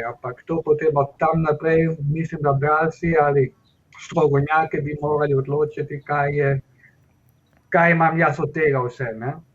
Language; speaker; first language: Slovenian; non-native, fluent; Spanish